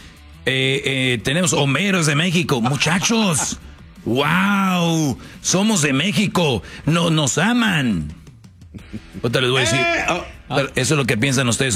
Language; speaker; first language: Spanish; native; Spanish